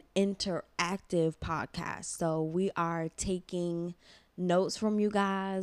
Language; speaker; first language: English; native; English